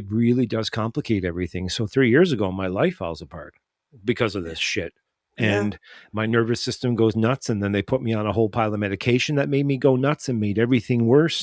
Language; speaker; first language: English; native; English